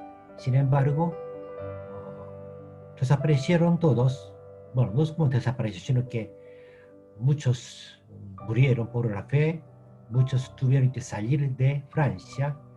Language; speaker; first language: Spanish; non-native, fluent; Korean